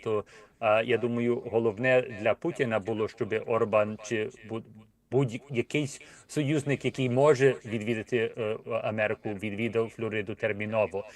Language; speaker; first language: Ukrainian; early bilingual, heritage; Ukrainian